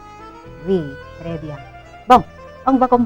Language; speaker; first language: French; non-native, fluent; Indonesian